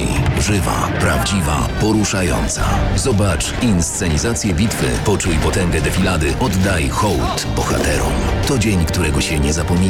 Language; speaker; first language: Polish; native; Polish